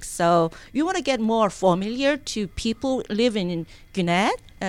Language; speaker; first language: English; non-native, learner; Korean